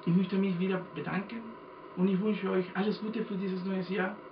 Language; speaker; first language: German; non-native, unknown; Spanish